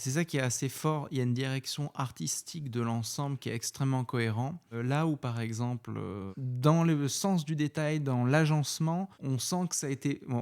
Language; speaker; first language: French; native; French